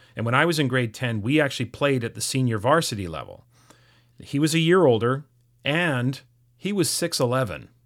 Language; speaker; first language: English; native; English